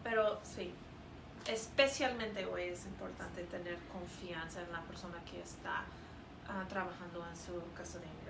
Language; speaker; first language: Spanish; non-native, fluent; English